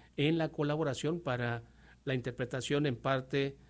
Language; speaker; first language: Spanish; native; Spanish